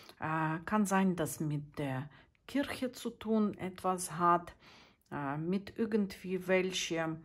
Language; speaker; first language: German; non-native, fluent; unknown